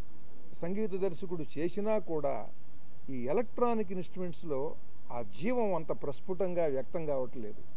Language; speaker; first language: Telugu; native; Telugu